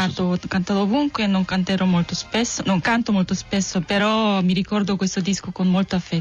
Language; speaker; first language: Italian; non-native, fluent; Korean